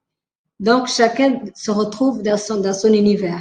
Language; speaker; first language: French; non-native, local second language; Rundi